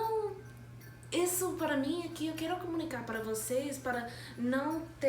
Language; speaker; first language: Portuguese; non-native, fluent; English